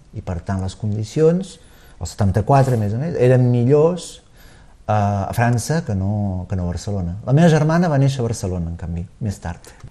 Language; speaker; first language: Catalan; native; Catalan